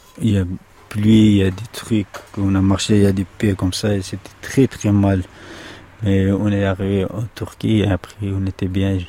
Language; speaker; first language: French; non-native, learner; Pashto